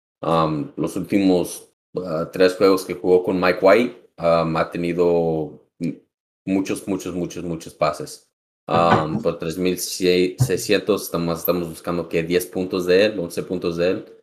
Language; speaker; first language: Spanish; early bilingual, heritage; Spanish